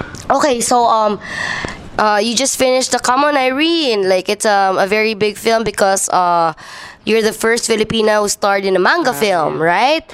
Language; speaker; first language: English; non-native, local second language; Cebuano